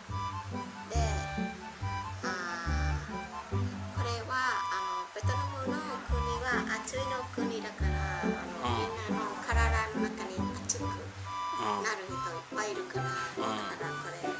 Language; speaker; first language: Japanese; non-native, learner; Vietnamese